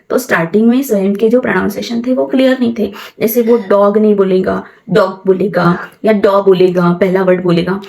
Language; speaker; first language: Hindi; non-native, local second language; Marathi